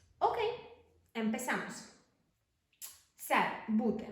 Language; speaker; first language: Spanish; non-native, fluent; Ukrainian